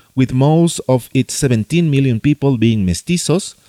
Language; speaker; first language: English; non-native, fluent; Spanish